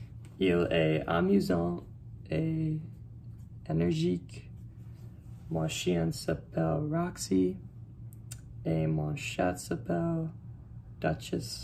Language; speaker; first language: French; non-native, learner; English